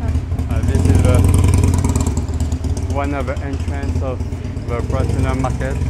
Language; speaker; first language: English; non-native, fluent; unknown